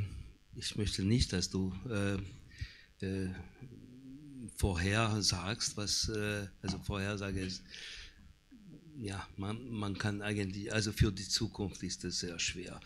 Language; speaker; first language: German; non-native, fluent; Hungarian